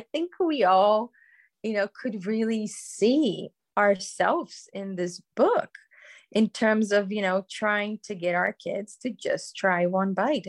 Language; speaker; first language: English; non-native, fluent; Portuguese